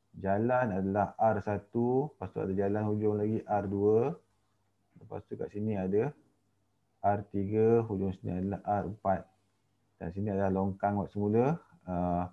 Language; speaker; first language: Malay; native; Malay